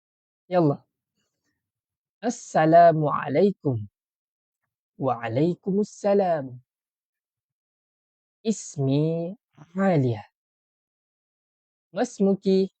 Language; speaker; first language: Arabic; non-native, fluent; Malay